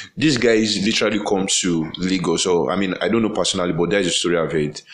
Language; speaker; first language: English; non-native, local second language; Yoruba